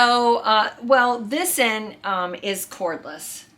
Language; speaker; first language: English; native; English